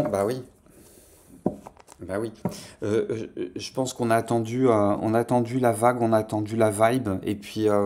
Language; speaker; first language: French; native; French